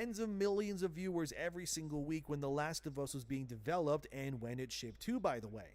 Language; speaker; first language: English; native; English